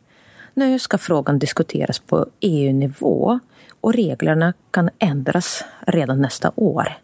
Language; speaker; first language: Swedish; non-native, fluent; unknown